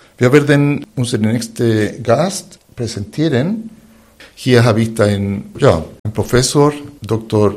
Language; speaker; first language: German; non-native, fluent; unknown